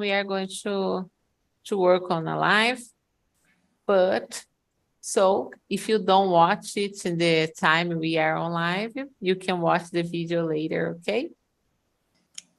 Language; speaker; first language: English; non-native, fluent; Portuguese